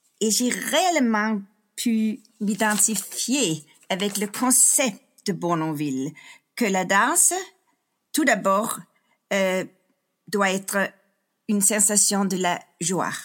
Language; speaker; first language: French; non-native, fluent; Danish